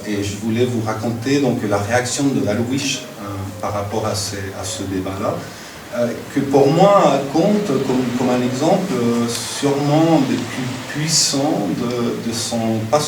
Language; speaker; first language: French; non-native, fluent; Spanish